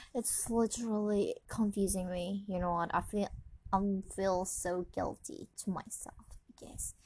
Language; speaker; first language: English; non-native, learner; Indonesian